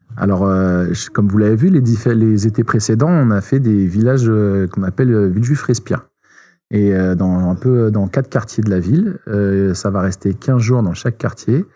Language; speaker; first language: French; native; French